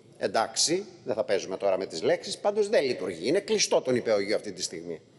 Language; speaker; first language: Greek; native; Greek